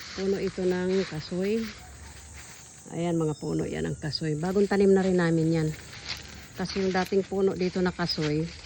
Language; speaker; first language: Filipino; non-native, local second language; Masbatenyo